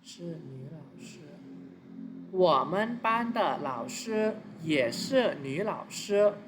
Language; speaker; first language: Chinese; non-native, fluent; Thai